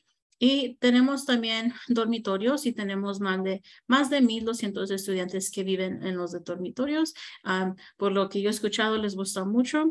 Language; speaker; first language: Spanish; early bilingual, heritage; Spanish